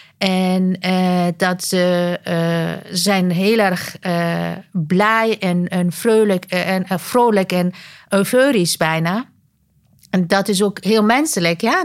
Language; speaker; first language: Dutch; non-native, fluent; Persian